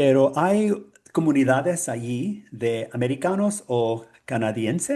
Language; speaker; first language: Spanish; non-native, learner; English